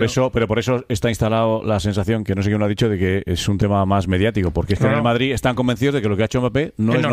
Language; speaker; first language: Spanish; native; Spanish